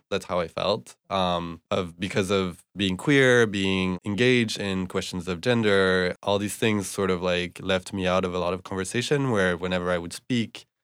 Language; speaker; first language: English; non-native, fluent; French